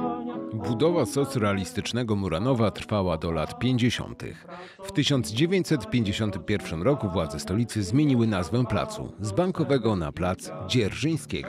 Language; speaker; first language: Polish; native; Polish